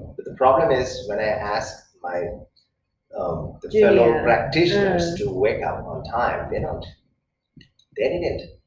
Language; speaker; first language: English; non-native, local second language; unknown